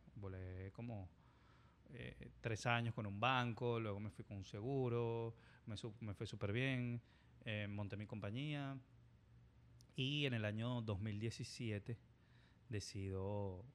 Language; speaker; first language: Spanish; native; Spanish